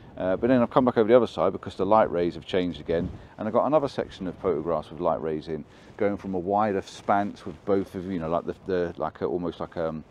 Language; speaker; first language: English; native; English